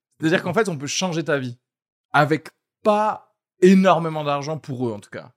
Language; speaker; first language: French; early bilingual, other home language; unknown